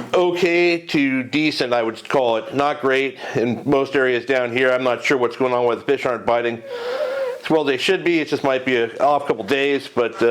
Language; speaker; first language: English; native; English